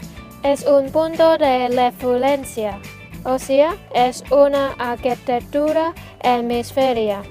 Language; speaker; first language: Spanish; non-native, learner; Cantonese